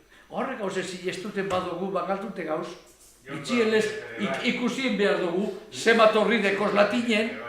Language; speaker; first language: Basque; native; Basque